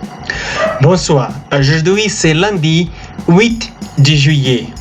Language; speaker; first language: French; non-native, learner; Spanish